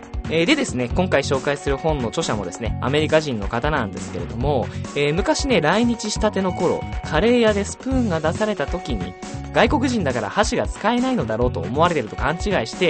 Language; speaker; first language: Japanese; native; Japanese